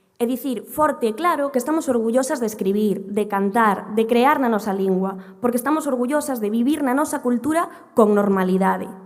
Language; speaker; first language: Galician; native; Galician